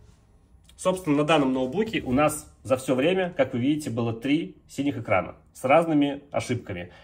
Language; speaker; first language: Russian; native; Russian